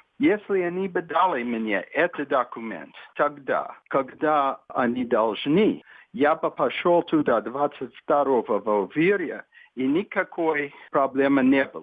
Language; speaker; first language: Russian; non-native, fluent; English